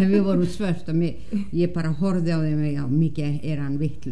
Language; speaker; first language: Icelandic; non-native, fluent; Danish